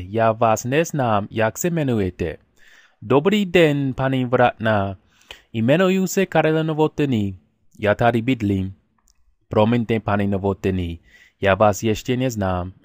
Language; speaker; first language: Czech; non-native, learner; English